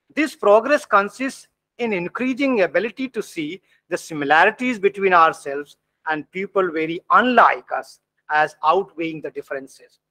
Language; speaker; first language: English; non-native, local second language; Hindi